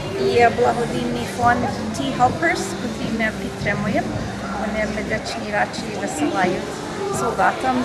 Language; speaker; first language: Ukrainian; early bilingual, heritage; Ukrainian